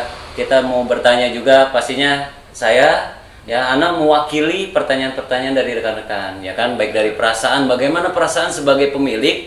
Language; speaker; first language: Indonesian; native; Indonesian